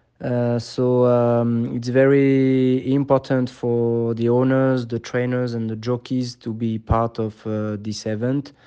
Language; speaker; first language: English; non-native, fluent; French